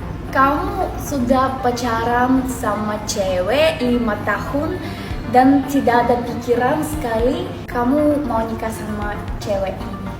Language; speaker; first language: Indonesian; non-native, learner; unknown